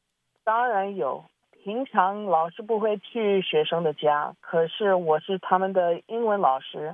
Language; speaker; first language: Chinese; early bilingual, heritage; Chinese